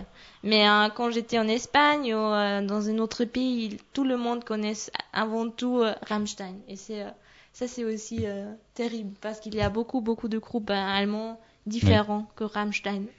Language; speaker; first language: French; non-native, fluent; German